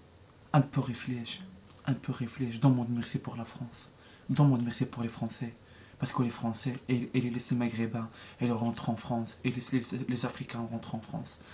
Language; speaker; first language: French; non-native, learner; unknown